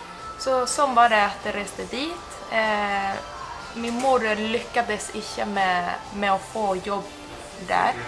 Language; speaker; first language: Norwegian; early bilingual, heritage; Spanish